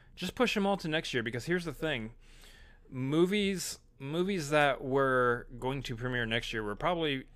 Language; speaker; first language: English; native; English